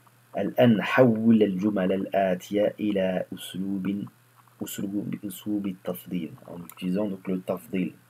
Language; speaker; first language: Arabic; non-native, fluent; French